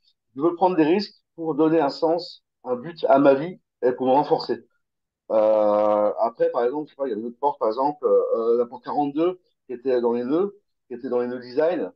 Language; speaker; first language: French; native; French